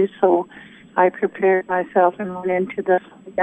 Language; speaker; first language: English; early bilingual, other home language; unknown